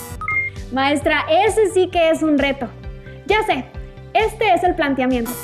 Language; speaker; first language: Spanish; native; Spanish